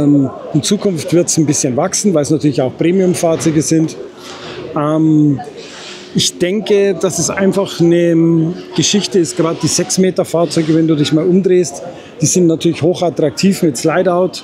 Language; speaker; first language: German; native; German